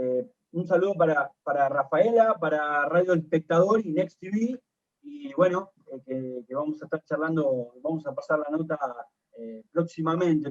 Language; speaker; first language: Spanish; native; Spanish